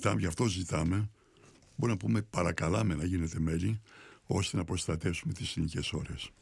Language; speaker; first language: Greek; early bilingual, heritage; Greek